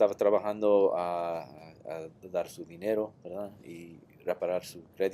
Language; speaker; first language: Spanish; non-native, learner; English